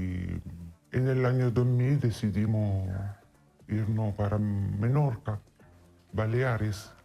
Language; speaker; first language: Spanish; non-native, fluent; Italian